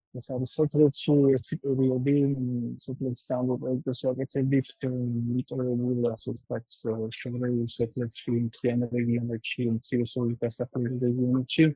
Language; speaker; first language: Georgian; non-native, local second language; Armenian